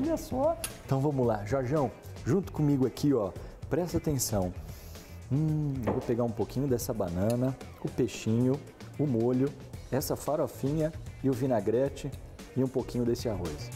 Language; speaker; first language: Portuguese; native; Portuguese